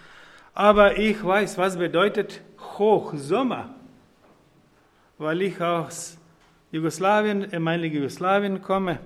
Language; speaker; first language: German; non-native, fluent; Croatian